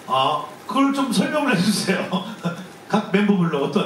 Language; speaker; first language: Korean; native; Korean